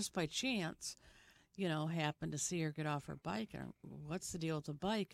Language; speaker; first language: English; native; English